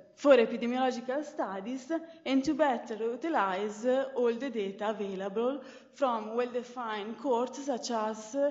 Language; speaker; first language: English; non-native, fluent; Italian